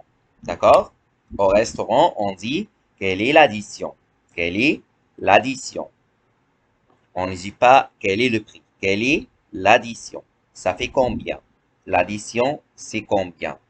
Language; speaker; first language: French; non-native, fluent; Arabic